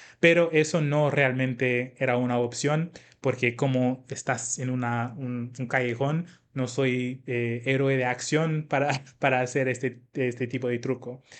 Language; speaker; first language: Spanish; non-native, fluent; English